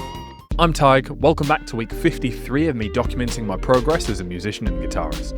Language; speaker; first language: English; native; English